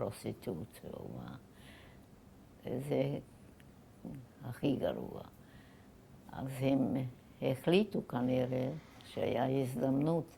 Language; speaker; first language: Hebrew; non-native, fluent; German